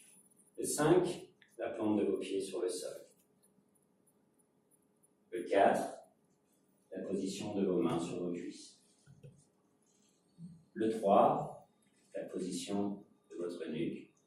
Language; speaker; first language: French; native; French